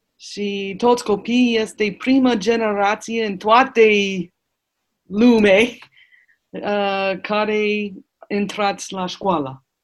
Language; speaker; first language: Romanian; non-native, learner; English